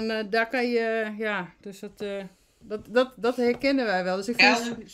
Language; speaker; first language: Dutch; native; Dutch